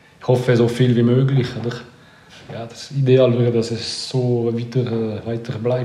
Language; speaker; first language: German; non-native, local second language; French